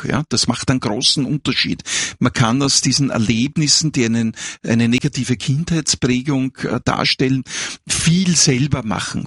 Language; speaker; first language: German; native; German